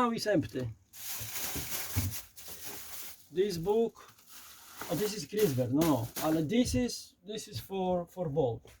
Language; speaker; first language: English; non-native, learner; Polish